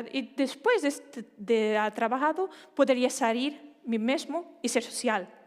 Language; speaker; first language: Spanish; non-native, fluent; Danish